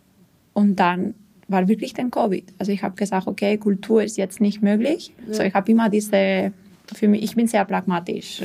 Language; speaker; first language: German; non-native, fluent; Spanish